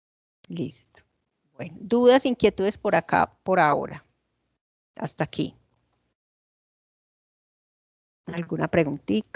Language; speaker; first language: Spanish; native; Spanish